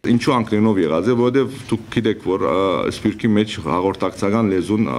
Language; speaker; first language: Armenian; early bilingual, heritage; Armenian